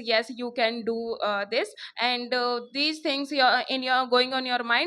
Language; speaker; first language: English; non-native, local second language; Hindi